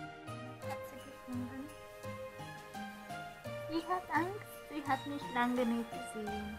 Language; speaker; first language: German; non-native, fluent; Russian